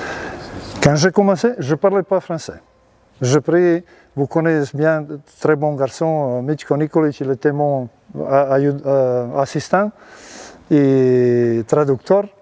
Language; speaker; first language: French; non-native, learner; Serbian